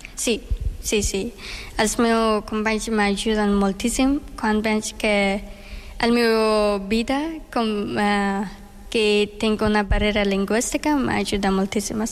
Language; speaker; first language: Catalan; non-native, learner; Persian